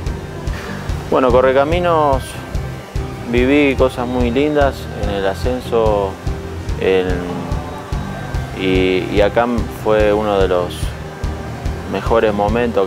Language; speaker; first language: Spanish; native; Spanish